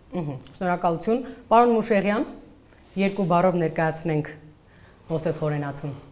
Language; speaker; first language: Armenian; native; Armenian